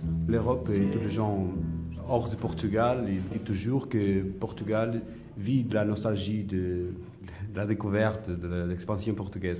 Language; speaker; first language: French; non-native, learner; Portuguese